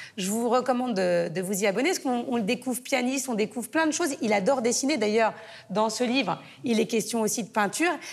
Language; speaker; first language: French; native; French